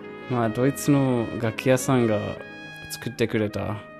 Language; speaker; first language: Japanese; non-native, fluent; English